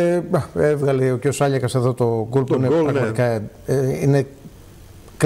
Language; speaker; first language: Greek; native; Greek